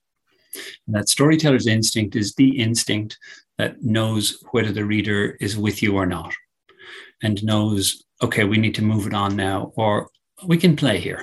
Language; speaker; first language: English; native; English